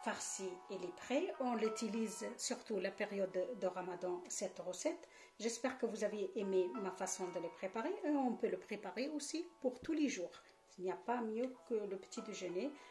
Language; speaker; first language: French; non-native, local second language; Arabic